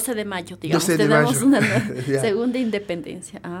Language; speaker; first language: Spanish; native; Spanish